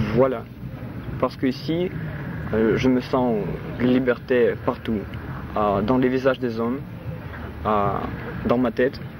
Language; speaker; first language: French; non-native, fluent; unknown